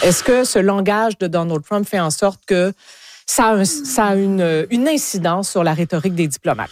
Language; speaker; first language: French; native; French